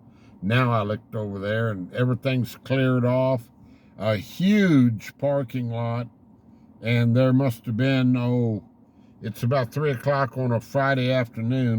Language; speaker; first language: English; native; English